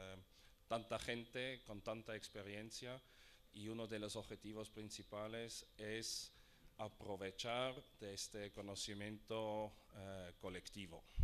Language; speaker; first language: Spanish; non-native, fluent; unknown